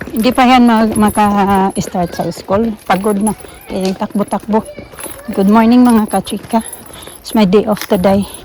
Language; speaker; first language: Filipino; native; Filipino